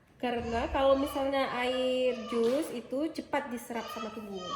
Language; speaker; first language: Indonesian; native; Indonesian